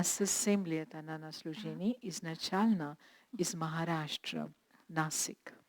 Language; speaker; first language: Russian; non-native, learner; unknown